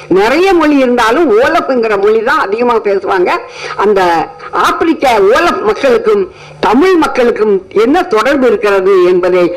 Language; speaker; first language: Tamil; native; Tamil